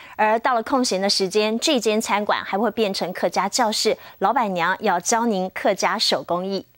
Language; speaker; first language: Chinese; native; Chinese